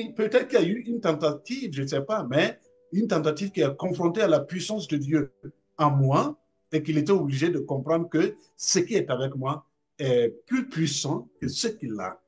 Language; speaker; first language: French; non-native, local second language; Mossi